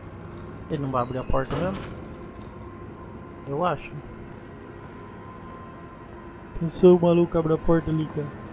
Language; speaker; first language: Portuguese; native; Portuguese